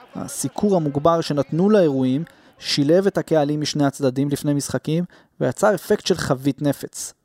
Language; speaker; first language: Hebrew; native; Hebrew